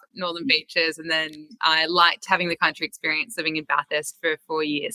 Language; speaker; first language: English; native; English